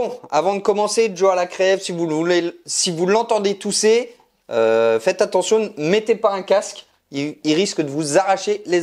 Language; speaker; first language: French; native; French